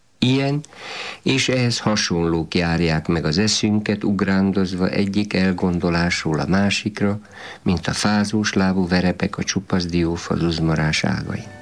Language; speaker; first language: Hungarian; native; Hungarian